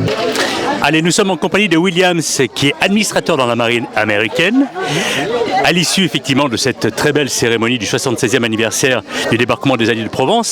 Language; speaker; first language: French; native; French